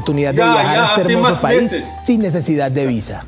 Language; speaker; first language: Spanish; native; Spanish